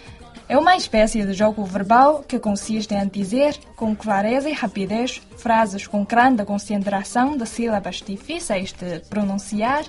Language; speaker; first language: Portuguese; non-native, fluent; Chinese